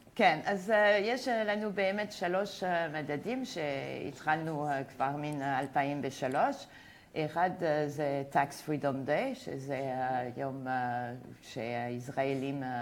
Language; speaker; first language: Hebrew; non-native, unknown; French